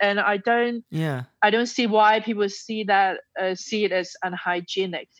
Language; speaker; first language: English; non-native, local second language; Cantonese